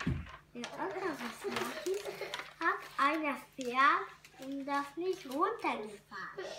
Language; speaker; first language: German; non-native, learner; Hungarian